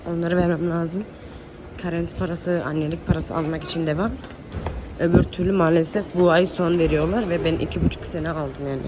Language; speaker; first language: Turkish; early bilingual, heritage; Turkish